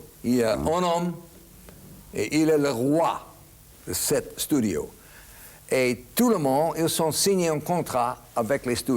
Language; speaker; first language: French; non-native, fluent; English